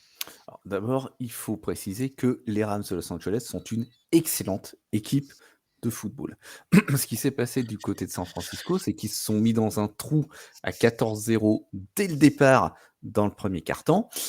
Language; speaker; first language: French; native; French